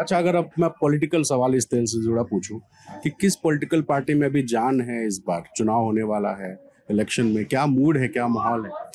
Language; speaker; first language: Hindi; native; Hindi